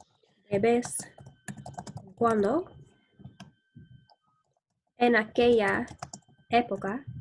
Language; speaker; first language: Spanish; non-native, fluent; English